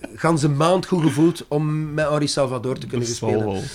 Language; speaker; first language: Dutch; non-native, fluent; French